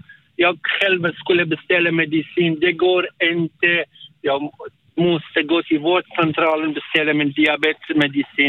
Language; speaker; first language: Swedish; non-native, learner; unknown